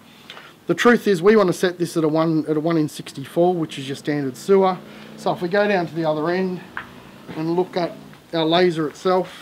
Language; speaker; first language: English; native; English